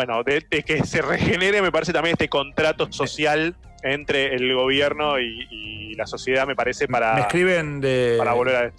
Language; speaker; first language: Spanish; native; Spanish